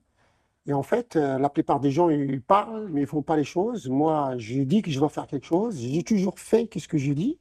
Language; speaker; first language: French; non-native, local second language; Arabic